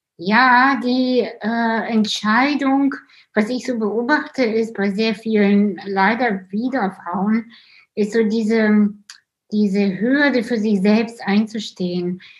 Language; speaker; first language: German; early bilingual, other home language; Russian